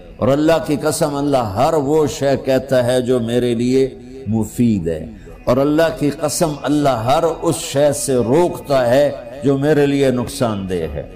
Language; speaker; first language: Urdu; non-native, local second language; Punjabi